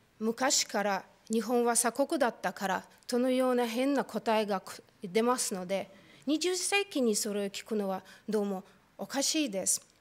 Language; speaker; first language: Japanese; non-native, fluent; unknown